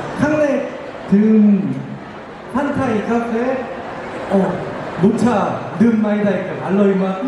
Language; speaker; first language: Thai; non-native, learner; Korean